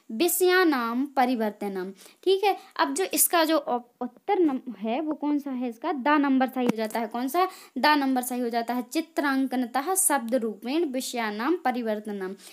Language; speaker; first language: Hindi; native; Hindi